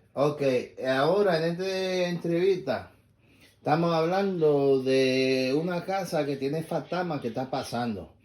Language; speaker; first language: Spanish; early bilingual, heritage; English